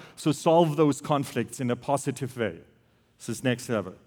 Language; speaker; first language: English; non-native, fluent; German